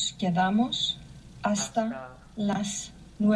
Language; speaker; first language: Spanish; non-native, learner; English